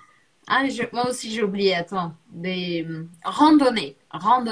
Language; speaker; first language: French; non-native, fluent; Portuguese